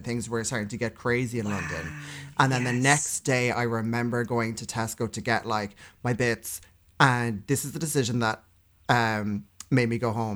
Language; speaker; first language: English; native; English